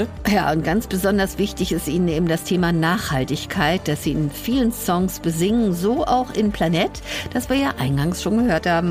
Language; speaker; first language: German; native; German